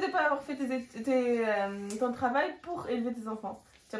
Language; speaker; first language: French; native; French